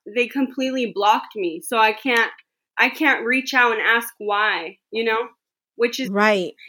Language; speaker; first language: English; native; English